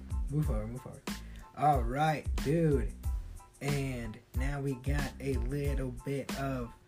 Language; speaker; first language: English; early bilingual, other home language; Spanish